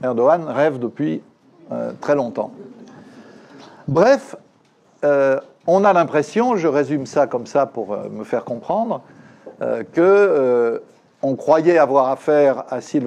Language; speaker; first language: French; native; French